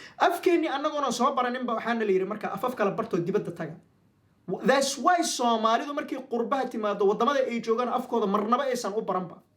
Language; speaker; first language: Somali; non-native, local second language; Maay